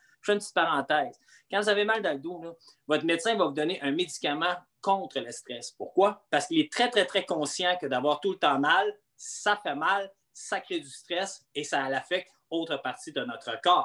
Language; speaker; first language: French; native; French